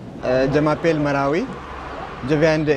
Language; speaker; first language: French; non-native, learner; Tigrinya